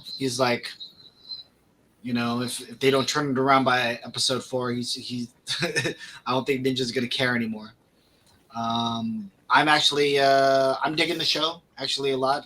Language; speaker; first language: English; native; English